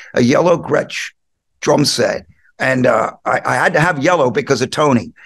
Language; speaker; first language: English; native; English